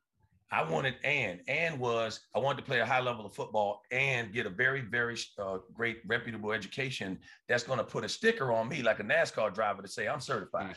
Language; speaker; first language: English; native; English